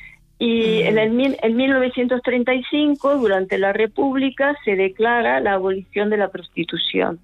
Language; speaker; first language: Spanish; native; Spanish